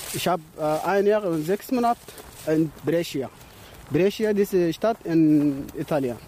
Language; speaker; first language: German; non-native, learner; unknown